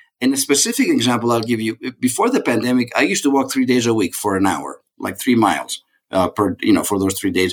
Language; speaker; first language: English; non-native, fluent; Greek